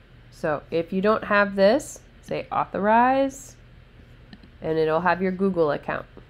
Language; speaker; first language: English; native; English